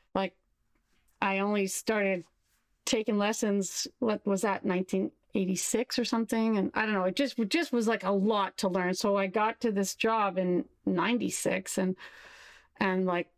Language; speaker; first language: English; native; English